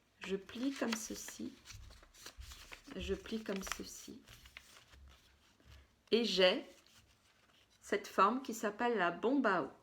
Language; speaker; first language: French; native; French